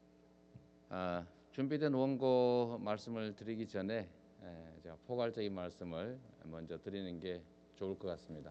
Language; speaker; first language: Korean; native; Korean